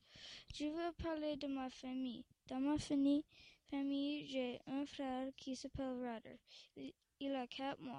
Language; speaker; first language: French; non-native, local second language; English